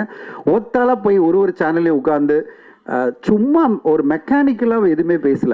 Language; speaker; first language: Tamil; native; Tamil